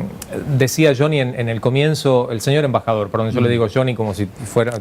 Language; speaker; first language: Spanish; native; Spanish